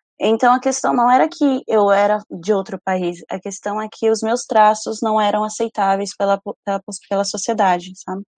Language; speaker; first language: Portuguese; early bilingual, other home language; Spanish